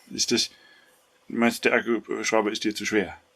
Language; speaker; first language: German; native; German